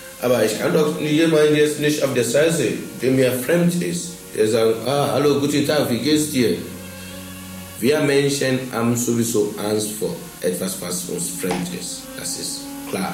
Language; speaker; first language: German; non-native, fluent; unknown